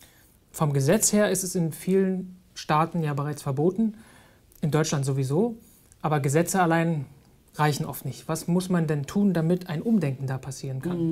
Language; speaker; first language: German; native; German